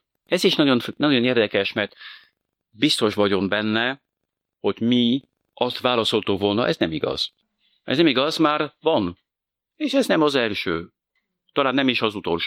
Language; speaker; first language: Hungarian; non-native, fluent; French